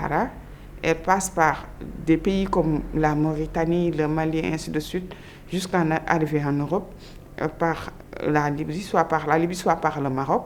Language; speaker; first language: French; non-native, local second language; Wolof